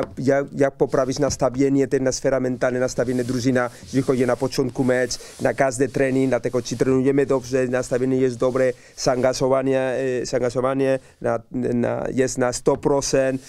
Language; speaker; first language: Polish; non-native, learner; Spanish